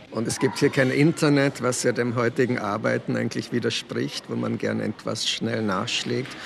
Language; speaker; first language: German; early bilingual, other home language; Czech